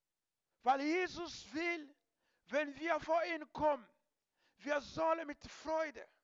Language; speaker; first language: German; non-native, learner; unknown